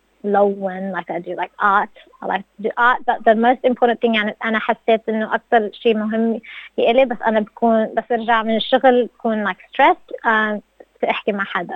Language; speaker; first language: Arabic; early bilingual, heritage; Arabic